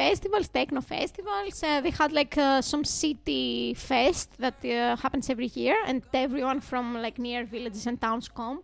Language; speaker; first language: English; non-native, fluent; Greek